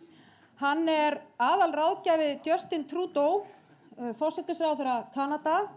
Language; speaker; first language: Icelandic; native; Icelandic